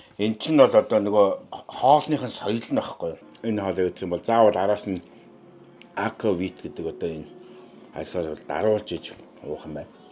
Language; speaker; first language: Mongolian; native; Mongolian